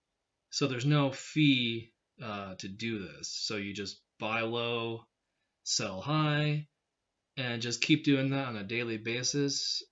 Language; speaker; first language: English; native; English